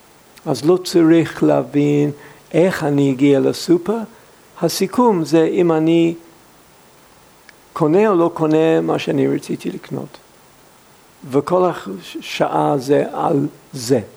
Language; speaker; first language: Hebrew; non-native, fluent; English